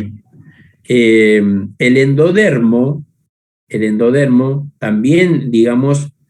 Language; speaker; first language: Spanish; native; Spanish